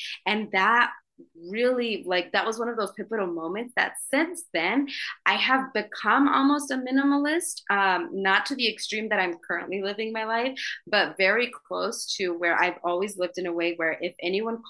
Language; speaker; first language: English; native; English